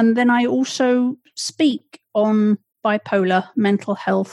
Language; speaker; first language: English; native; English